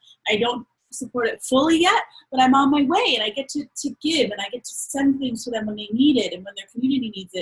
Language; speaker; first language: English; native; English